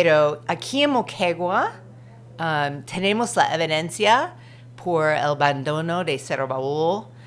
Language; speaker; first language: Spanish; non-native, fluent; English